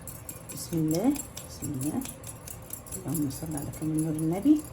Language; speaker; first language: Arabic; native; Arabic